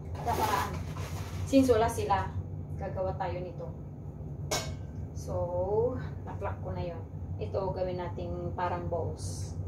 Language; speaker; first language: Filipino; non-native, local second language; Iloko